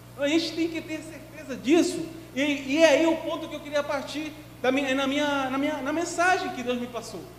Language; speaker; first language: Portuguese; non-native, fluent; Spanish